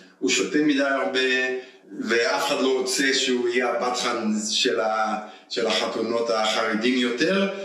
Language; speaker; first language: Hebrew; early bilingual, heritage; Hebrew